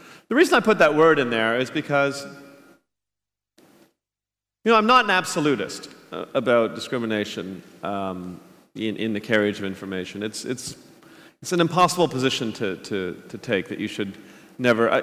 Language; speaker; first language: English; native; English